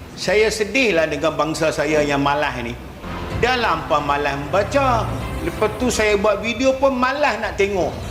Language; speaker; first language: Malay; native; Malay